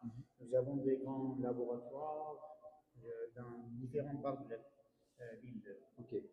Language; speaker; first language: French; non-native, fluent; Armenian